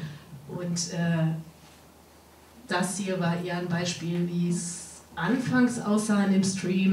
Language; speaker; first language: German; native; German